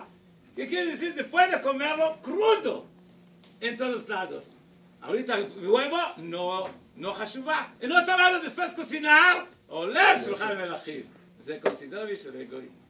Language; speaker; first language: Spanish; non-native, learner; Hebrew